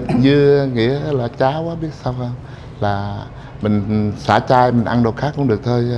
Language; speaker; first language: Vietnamese; non-native, local second language; Eastern Cham